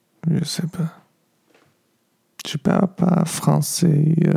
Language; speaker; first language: French; non-native, learner; English